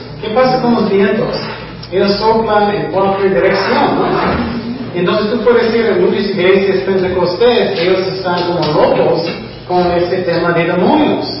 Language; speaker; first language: Spanish; non-native, fluent; English